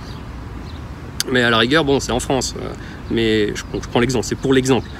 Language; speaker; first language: French; native; French